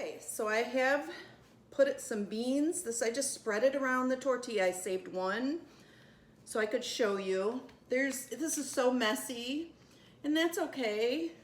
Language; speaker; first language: English; native; English